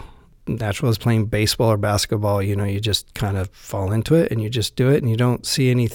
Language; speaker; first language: English; native; English